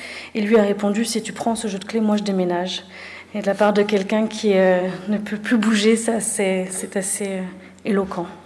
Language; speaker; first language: French; native; French